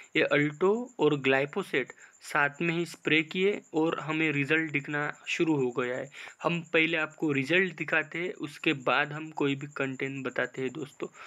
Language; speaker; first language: Hindi; non-native, local second language; Marathi